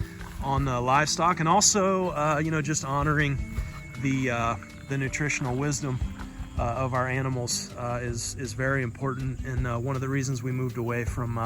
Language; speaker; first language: English; native; English